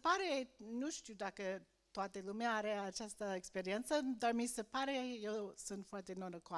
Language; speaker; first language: Romanian; non-native, learner; English